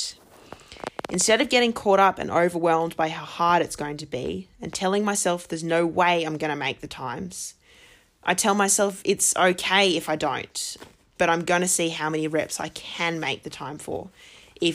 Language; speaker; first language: English; native; English